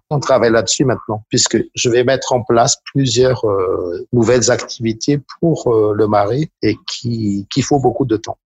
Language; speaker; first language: French; non-native, local second language; Malagasy